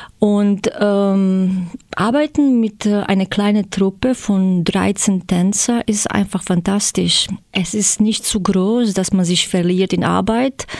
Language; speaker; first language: German; non-native, fluent; Croatian